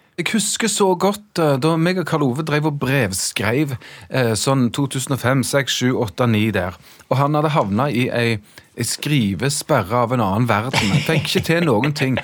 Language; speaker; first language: Norwegian; native; Norwegian